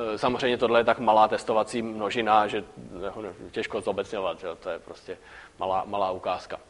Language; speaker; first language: Czech; native; Czech